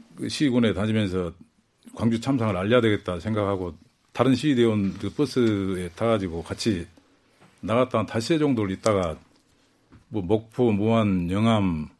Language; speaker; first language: Korean; native; Korean